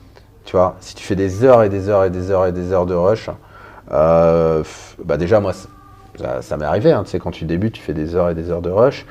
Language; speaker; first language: French; native; French